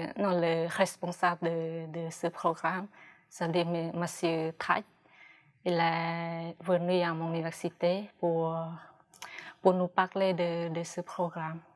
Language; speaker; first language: French; non-native, fluent; Khmer